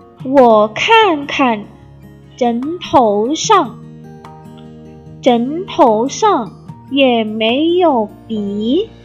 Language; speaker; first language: Chinese; non-native, fluent; Indonesian